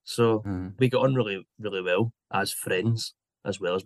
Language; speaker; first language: English; native; English